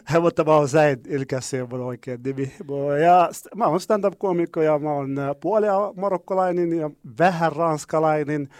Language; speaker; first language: Finnish; non-native, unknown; Arabic